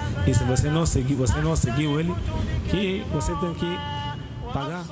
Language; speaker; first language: Portuguese; non-native, learner; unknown